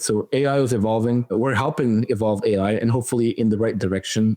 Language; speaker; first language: English; non-native, fluent; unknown